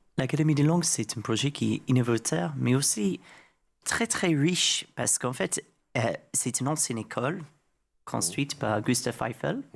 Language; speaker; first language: French; non-native, fluent; English